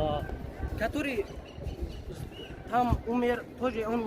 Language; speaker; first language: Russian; non-native, learner; Tajik